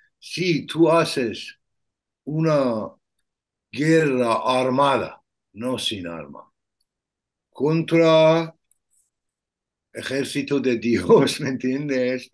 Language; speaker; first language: Spanish; non-native, learner; Persian